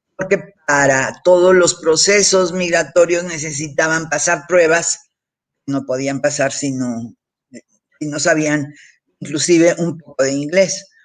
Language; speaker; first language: Spanish; early bilingual, heritage; Spanish